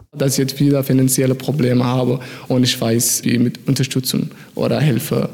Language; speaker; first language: German; non-native, fluent; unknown